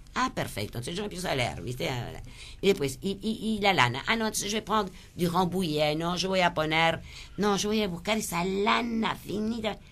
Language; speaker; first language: Spanish; early bilingual, other home language; French